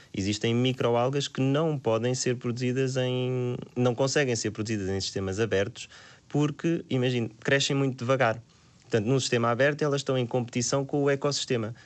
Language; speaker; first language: Portuguese; native; Portuguese